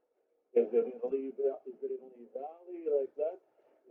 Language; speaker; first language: English; native; English